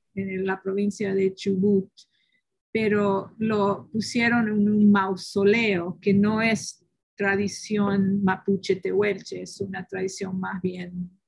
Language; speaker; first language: Spanish; early bilingual, heritage; Spanish